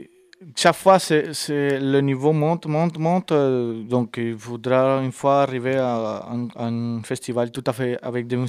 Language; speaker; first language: French; non-native, fluent; Spanish